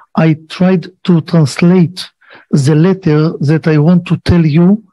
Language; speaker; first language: English; non-native, learner; Hebrew